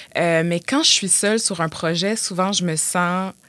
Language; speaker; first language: French; native; French